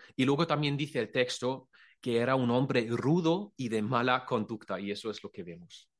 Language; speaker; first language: Spanish; non-native, fluent; German